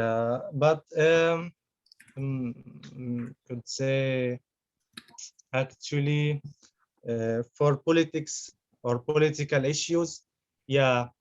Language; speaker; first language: English; non-native, fluent; Arabic